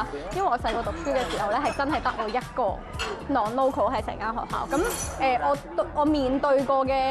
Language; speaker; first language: Cantonese; early bilingual, other home language; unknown